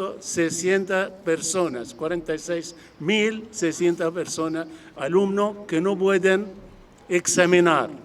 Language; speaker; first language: Spanish; non-native, fluent; Arabic